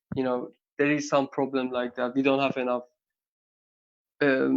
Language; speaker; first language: English; non-native, learner; Persian